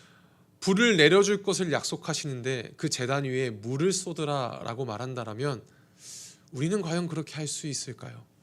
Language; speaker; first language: Korean; native; Korean